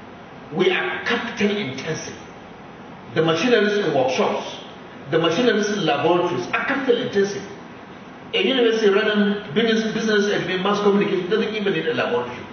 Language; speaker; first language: English; non-native, local second language; Hausa